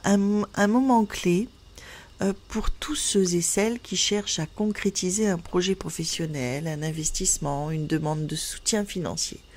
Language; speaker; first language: French; native; French